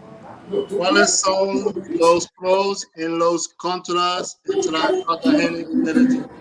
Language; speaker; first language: Spanish; non-native, learner; English